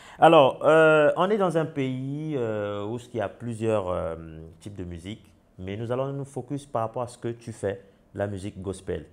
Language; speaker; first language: French; non-native, local second language; Wolof